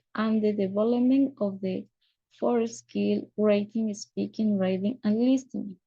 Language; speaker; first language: English; non-native, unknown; Spanish